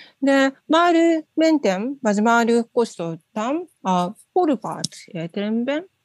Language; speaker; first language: Hungarian; non-native, learner; Japanese